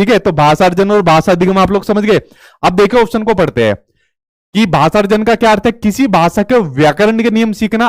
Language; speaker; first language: Hindi; native; Hindi